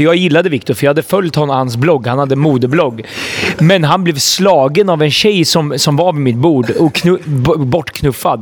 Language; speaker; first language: Swedish; native; Swedish